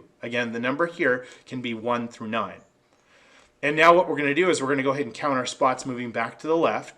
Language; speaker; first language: English; native; English